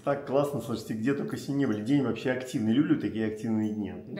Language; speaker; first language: Russian; native; Russian